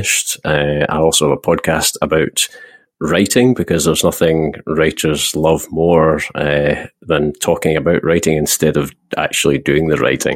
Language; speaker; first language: English; native; English